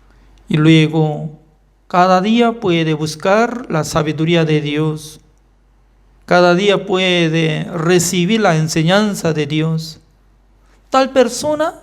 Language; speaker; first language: Spanish; non-native, fluent; Korean